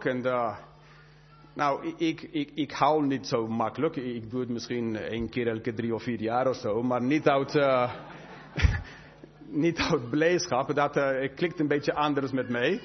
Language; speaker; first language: Dutch; non-native, fluent; English